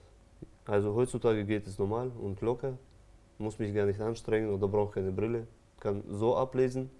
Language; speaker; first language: German; non-native, fluent; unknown